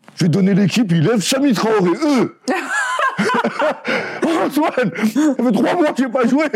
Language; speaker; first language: French; native; French